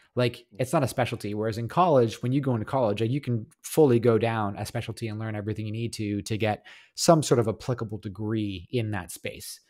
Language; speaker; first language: English; native; English